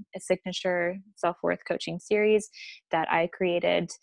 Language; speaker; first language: English; native; English